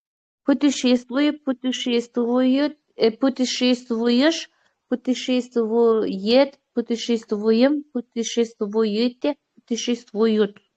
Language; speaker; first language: Russian; non-native, learner; Uzbek